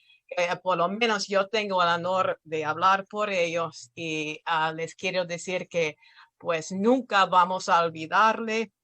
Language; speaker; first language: Spanish; non-native, fluent; English